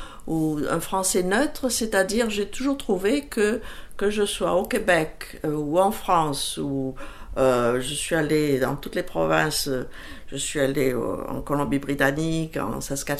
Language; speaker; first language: French; native; French